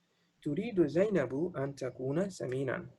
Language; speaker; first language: Arabic; non-native, fluent; English